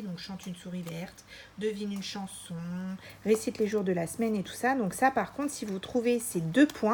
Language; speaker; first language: French; native; French